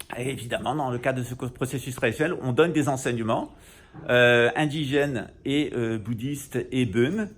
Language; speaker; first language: French; native; French